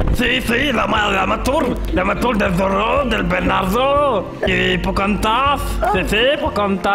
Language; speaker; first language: Spanish; non-native, learner; French